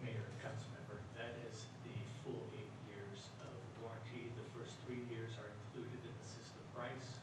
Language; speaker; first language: English; native; English